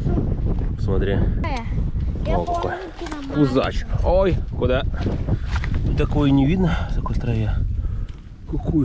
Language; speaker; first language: Russian; native; Russian